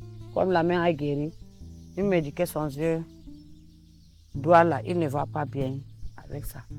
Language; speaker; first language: French; non-native, local second language; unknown